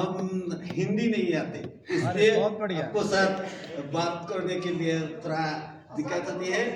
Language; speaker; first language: Hindi; non-native, learner; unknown